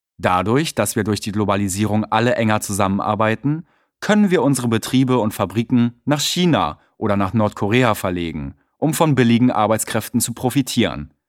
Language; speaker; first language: German; native; German